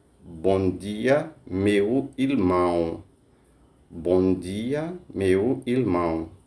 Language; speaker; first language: Portuguese; non-native, fluent; Haitian Creole